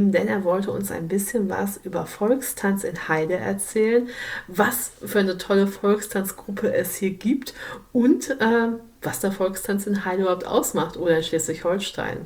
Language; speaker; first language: German; native; German